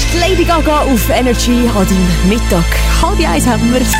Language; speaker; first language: German; native; German